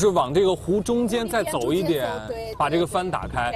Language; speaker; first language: Chinese; native; Chinese